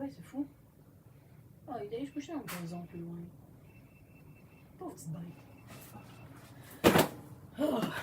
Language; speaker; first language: French; native; French